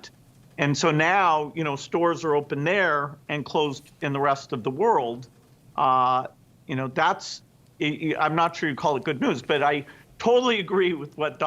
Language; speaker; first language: English; native; English